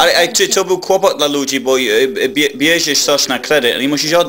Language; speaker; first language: Polish; non-native, learner; English